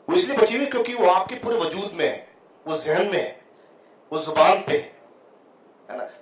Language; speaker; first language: Hindi; native; Hindi